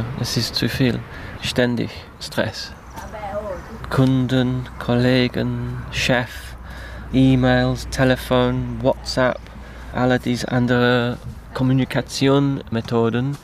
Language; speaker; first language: German; non-native, fluent; English